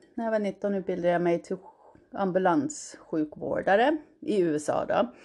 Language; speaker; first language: Swedish; early bilingual, heritage; Swedish